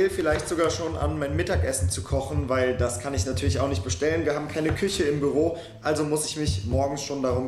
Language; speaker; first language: German; native; German